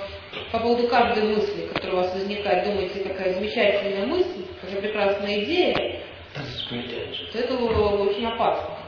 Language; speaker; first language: Russian; native; Russian